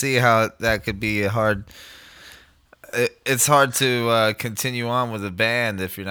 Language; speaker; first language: English; native; English